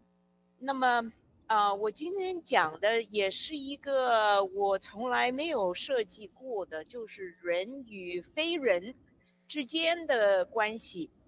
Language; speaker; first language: Chinese; early bilingual, heritage; English